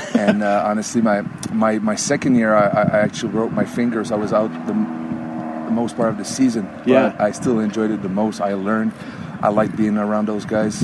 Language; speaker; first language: English; native; English